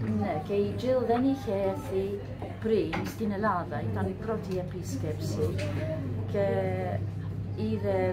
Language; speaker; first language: Greek; non-native, learner; English